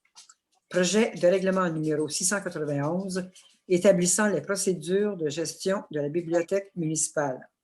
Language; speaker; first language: French; native; French